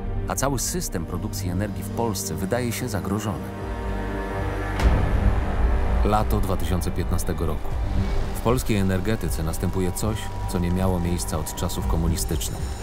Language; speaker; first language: Polish; native; Polish